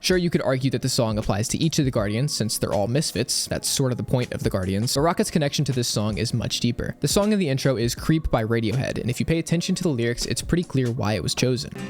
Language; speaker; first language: English; native; English